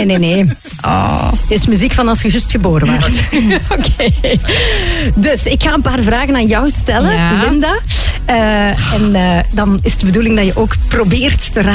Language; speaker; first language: Dutch; native; Dutch